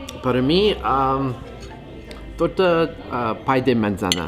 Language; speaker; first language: Spanish; non-native, learner; English